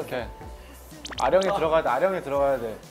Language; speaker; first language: Korean; native; Korean